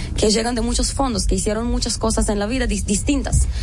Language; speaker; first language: Spanish; non-native, fluent; Hebrew